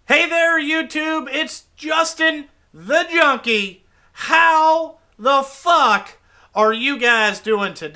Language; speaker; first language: English; native; English